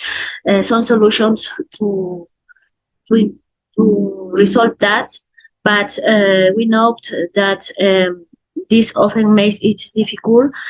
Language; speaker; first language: English; non-native, learner; Spanish